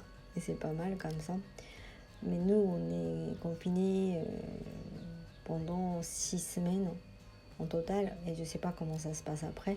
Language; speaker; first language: French; non-native, fluent; Japanese